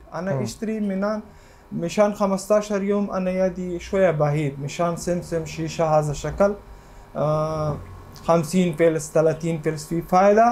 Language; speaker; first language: Arabic; non-native, learner; Urdu